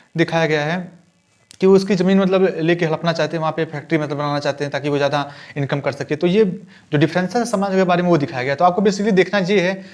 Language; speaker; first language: Hindi; native; Hindi